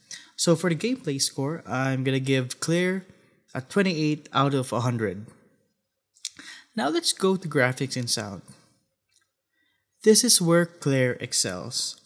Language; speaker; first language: English; non-native, fluent; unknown